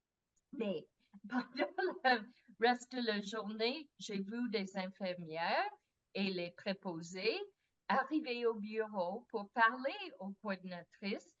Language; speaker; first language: French; non-native, fluent; English